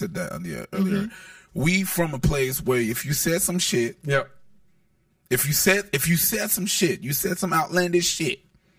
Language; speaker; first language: English; non-native, fluent; French